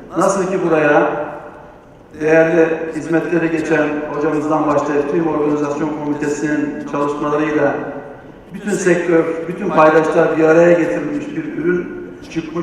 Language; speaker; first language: Turkish; native; Turkish